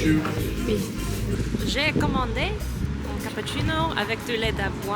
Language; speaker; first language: French; non-native, learner; English